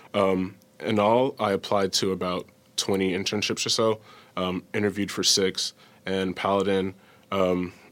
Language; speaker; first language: English; native; English